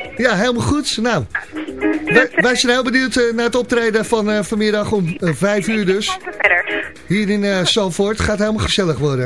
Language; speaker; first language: Dutch; native; Dutch